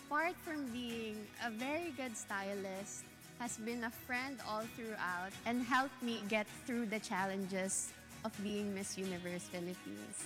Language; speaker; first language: English; non-native, local second language; Filipino